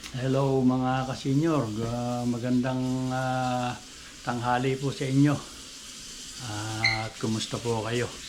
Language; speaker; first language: Filipino; native; Filipino